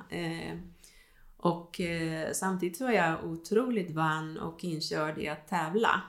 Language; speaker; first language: Swedish; non-native, fluent; Spanish